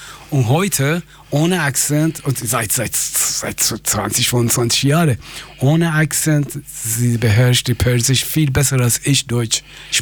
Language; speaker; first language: German; non-native, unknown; Persian